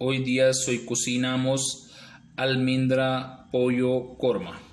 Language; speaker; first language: Spanish; non-native, learner; Urdu